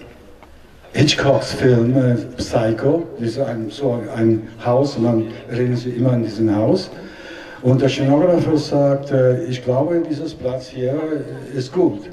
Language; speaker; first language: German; non-native, learner; Italian